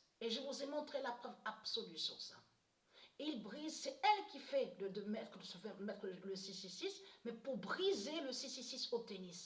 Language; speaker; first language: French; native; French